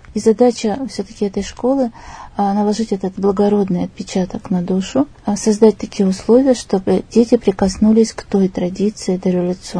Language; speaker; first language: Russian; native; Russian